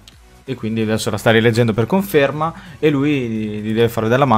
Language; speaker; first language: Italian; native; Italian